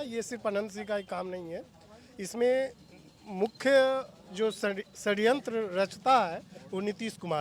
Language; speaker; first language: Hindi; native; Hindi